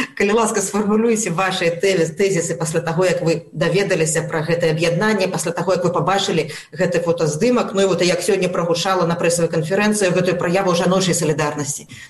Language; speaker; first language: Belarusian; native; Belarusian